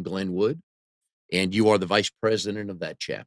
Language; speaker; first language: English; native; English